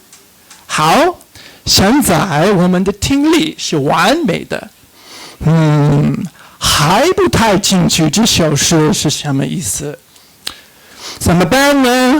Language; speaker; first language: Chinese; non-native, fluent; English